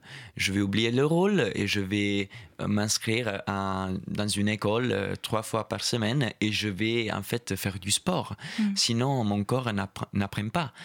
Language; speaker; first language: French; non-native, fluent; Italian